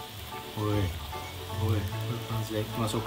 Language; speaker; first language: Japanese; native; Japanese